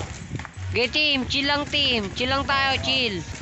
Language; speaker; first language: Filipino; native; Filipino